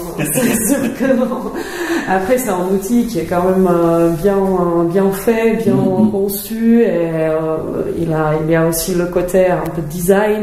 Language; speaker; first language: French; non-native, fluent; Czech